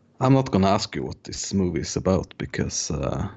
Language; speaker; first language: English; non-native, fluent; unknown